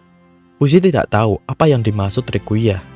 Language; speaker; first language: Indonesian; native; Indonesian